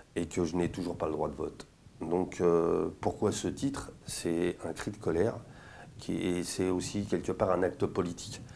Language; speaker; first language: French; native; French